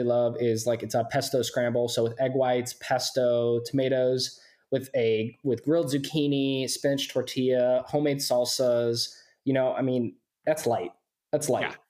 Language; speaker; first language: English; native; English